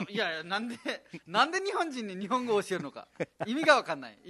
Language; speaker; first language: Japanese; non-native, fluent; Nepali